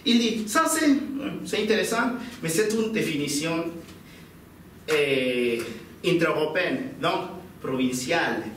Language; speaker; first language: French; non-native, fluent; Spanish